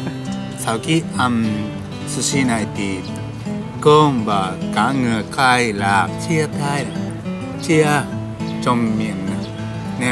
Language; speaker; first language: Vietnamese; non-native, learner; Japanese